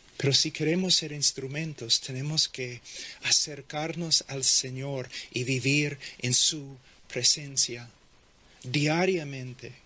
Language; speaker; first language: Spanish; non-native, fluent; English